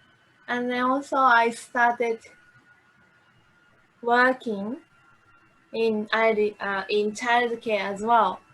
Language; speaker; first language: English; non-native, learner; Japanese